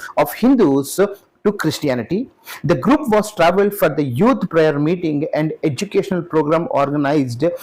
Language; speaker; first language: English; non-native, local second language; Telugu